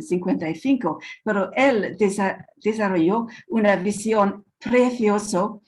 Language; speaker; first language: Spanish; non-native, fluent; English